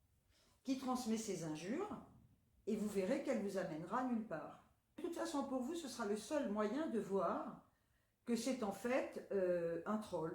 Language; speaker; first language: French; native; French